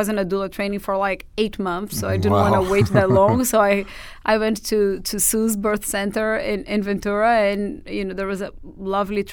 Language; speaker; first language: English; non-native, fluent; Portuguese